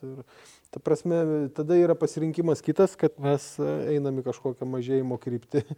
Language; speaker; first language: Lithuanian; non-native, fluent; Swedish